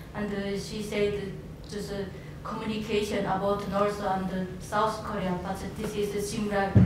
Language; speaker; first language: English; non-native, learner; Korean